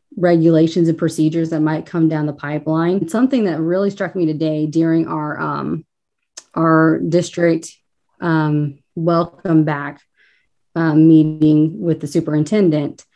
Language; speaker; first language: English; native; English